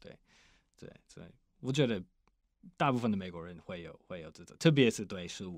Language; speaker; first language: Chinese; non-native, fluent; English